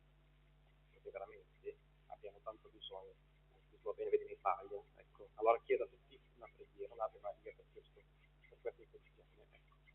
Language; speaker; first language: Italian; non-native, fluent; Portuguese